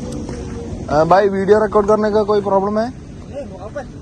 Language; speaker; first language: Hindi; non-native, local second language; Malayalam